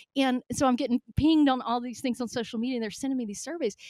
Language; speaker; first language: English; native; English